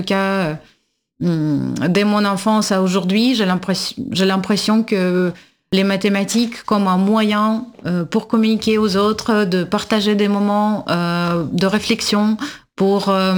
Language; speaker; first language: French; non-native, fluent; Russian